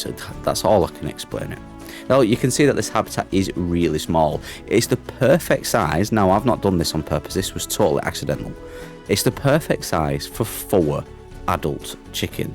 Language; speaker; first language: English; native; English